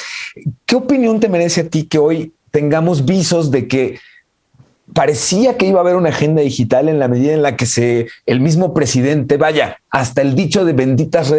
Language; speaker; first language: Spanish; native; Spanish